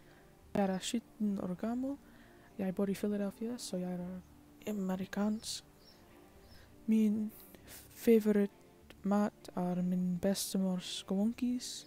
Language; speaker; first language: Norwegian; non-native, learner; English